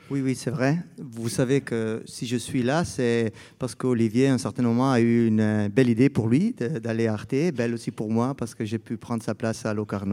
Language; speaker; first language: French; non-native, fluent; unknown